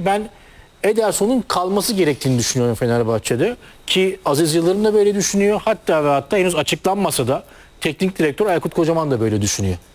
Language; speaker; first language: Turkish; native; Turkish